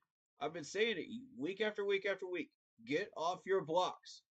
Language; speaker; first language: English; native; English